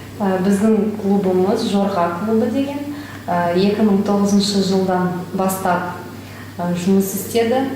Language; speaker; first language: Kazakh; non-native, local second language; Russian